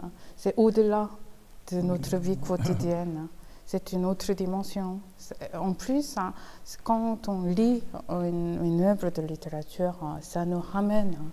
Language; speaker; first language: French; non-native, fluent; Korean